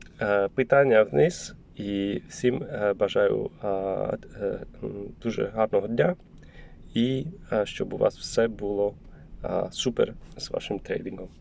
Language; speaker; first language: Ukrainian; non-native, learner; Polish